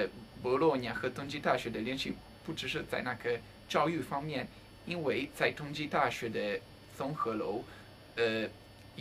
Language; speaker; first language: Chinese; non-native, fluent; Italian